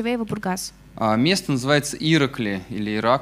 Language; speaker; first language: Russian; native; Russian